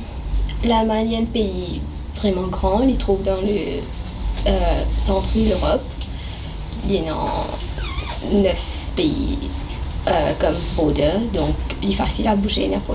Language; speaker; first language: French; non-native, local second language; Morisyen